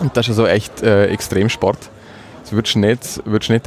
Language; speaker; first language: German; native; German